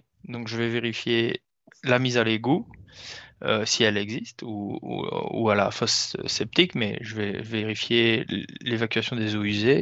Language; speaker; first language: French; native; French